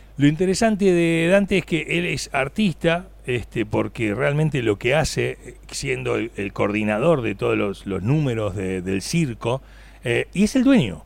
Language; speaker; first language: Spanish; native; Spanish